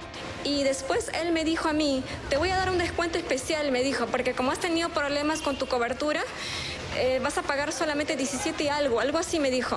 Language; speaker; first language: Spanish; native; Spanish